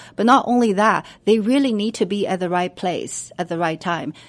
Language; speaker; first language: English; non-native, fluent; Chinese